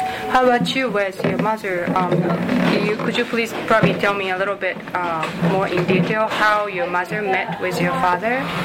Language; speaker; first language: English; non-native, fluent; Japanese